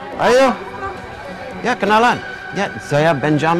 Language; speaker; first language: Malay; non-native, fluent; English